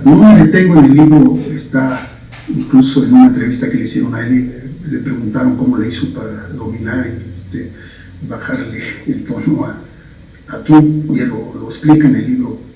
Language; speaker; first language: Spanish; native; Spanish